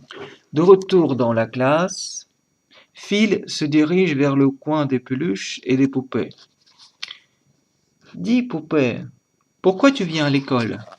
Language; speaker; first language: French; non-native, learner; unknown